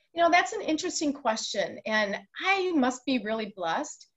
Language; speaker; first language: English; native; English